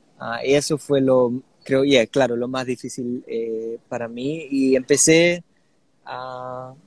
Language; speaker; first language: Spanish; early bilingual, heritage; Spanish